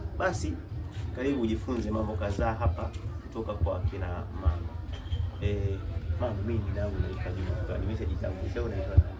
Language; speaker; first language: Swahili; native; Swahili